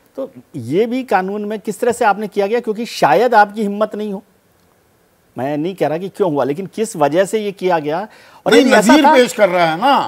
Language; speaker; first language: Hindi; native; Hindi